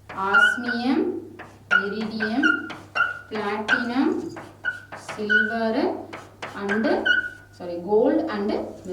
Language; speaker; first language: English; non-native, local second language; Tamil